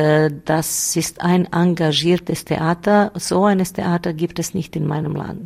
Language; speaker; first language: German; non-native, learner; Bosnian